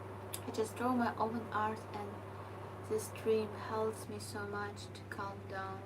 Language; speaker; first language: English; non-native, learner; Ukrainian